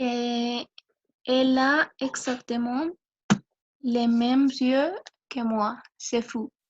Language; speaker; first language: French; non-native, learner; Spanish